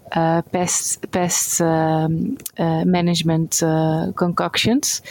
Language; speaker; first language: English; non-native, fluent; Dutch